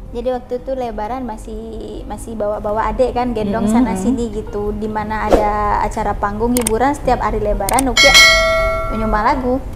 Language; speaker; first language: Indonesian; non-native, local second language; Minangkabau